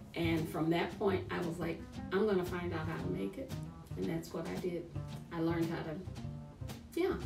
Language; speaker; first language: English; native; English